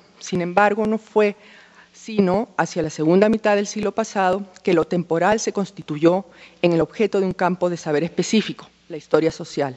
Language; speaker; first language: Spanish; native; Spanish